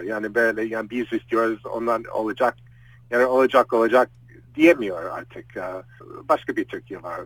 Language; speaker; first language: Turkish; non-native, fluent; English